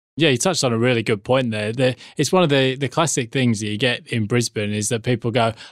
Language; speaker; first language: English; native; English